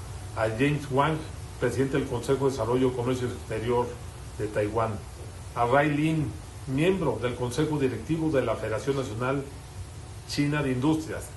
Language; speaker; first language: Spanish; native; Spanish